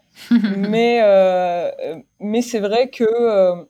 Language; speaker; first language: French; non-native, local second language; Arabic